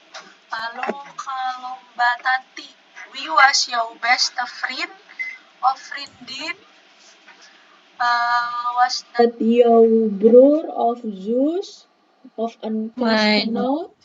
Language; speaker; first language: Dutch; non-native, fluent; Indonesian